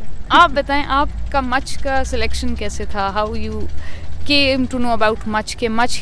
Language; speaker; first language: Urdu; native; Urdu